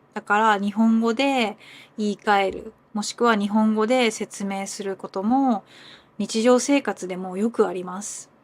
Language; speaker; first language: Japanese; native; Japanese